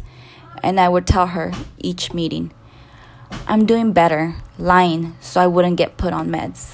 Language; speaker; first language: English; early bilingual, other home language; Spanish